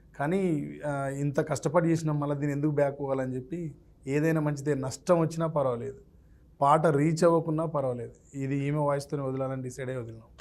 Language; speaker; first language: Telugu; native; Telugu